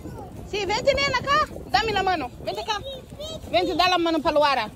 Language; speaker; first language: Spanish; non-native, learner; Portuguese